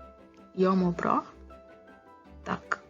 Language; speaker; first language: Swedish; non-native, fluent; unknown